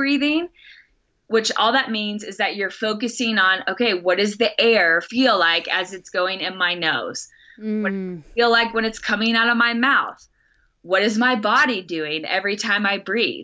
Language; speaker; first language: English; native; English